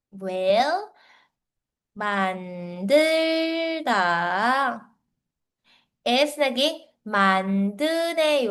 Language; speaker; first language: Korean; non-native, fluent; Filipino